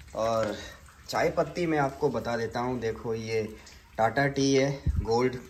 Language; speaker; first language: Hindi; native; Hindi